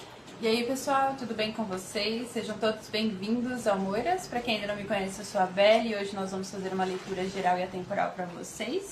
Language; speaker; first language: Portuguese; native; Portuguese